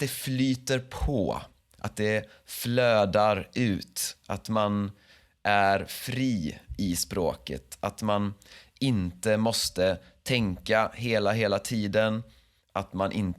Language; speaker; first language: Swedish; native; Swedish